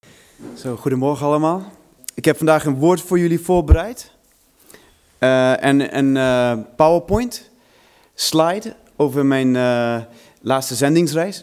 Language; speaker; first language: Dutch; non-native, fluent; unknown